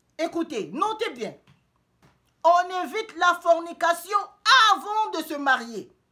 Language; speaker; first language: French; non-native, local second language; Lingala